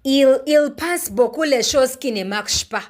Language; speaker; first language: French; non-native, learner; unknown